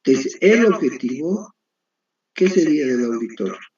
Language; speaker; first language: Spanish; native; Spanish